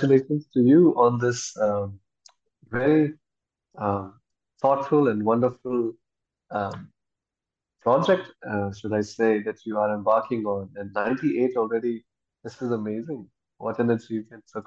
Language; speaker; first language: English; non-native, local second language; Hindi